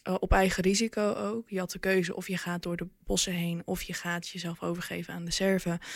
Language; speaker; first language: Dutch; early bilingual, other home language; Bosnian